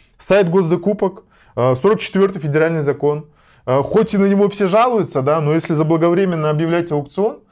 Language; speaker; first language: Russian; native; Russian